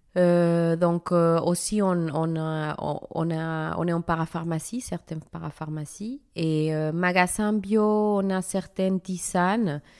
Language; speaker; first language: French; non-native, fluent; Spanish